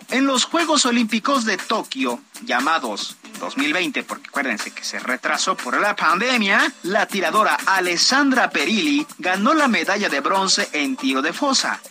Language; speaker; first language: Spanish; native; Spanish